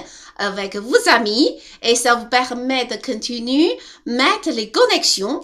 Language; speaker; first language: French; non-native, learner; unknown